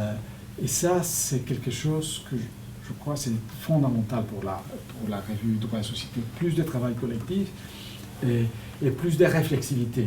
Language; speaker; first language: French; non-native, fluent; Spanish